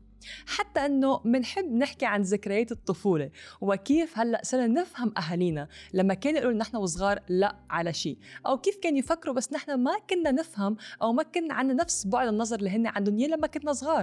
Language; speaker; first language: Arabic; native; Arabic